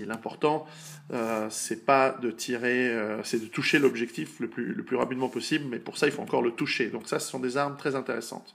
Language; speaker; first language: French; native; French